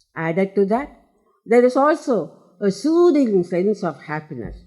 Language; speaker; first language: English; non-native, local second language; Tamil